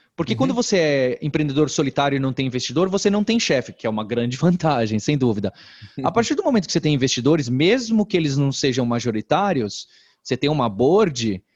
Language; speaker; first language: Portuguese; native; Portuguese